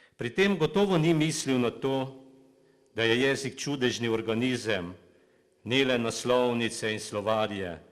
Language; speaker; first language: Slovenian; native; Slovenian